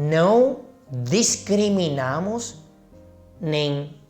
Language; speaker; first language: Spanish; non-native, fluent; Chinese